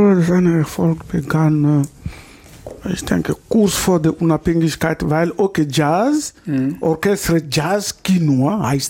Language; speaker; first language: German; non-native, learner; Lingala